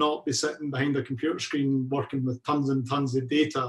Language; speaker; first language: English; native; English